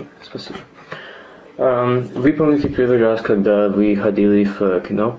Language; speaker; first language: Russian; non-native, learner; English